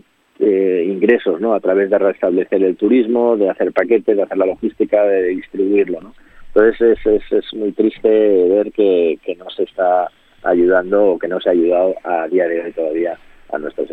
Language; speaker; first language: Spanish; native; Spanish